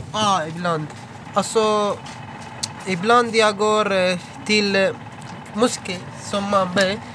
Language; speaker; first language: Swedish; non-native, learner; Arabic